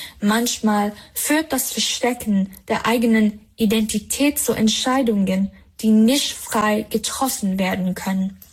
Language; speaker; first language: German; non-native, fluent; Persian